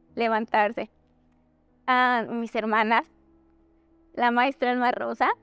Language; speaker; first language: Spanish; native; Spanish